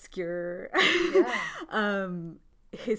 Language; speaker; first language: English; native; English